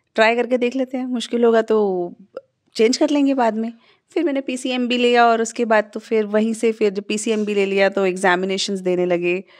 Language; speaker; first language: Hindi; native; Hindi